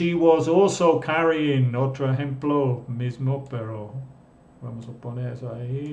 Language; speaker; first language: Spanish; non-native, fluent; English